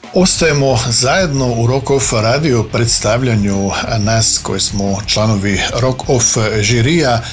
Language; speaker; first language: Croatian; native; Croatian